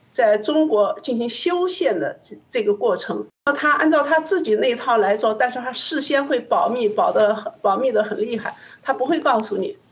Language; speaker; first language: Chinese; native; Chinese